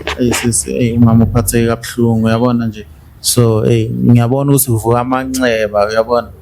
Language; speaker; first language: Zulu; native; Zulu